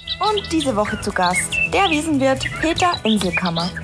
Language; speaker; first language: German; native; German